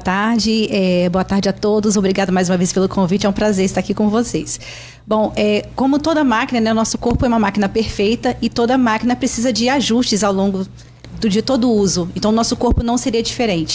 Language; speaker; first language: Portuguese; native; Portuguese